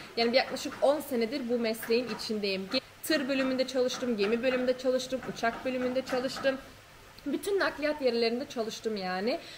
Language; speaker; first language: Turkish; early bilingual, heritage; Turkish